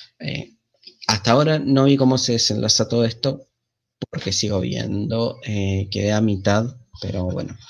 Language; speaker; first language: Spanish; native; Spanish